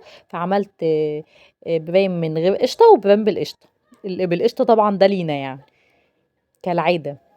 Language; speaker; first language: Arabic; native; Arabic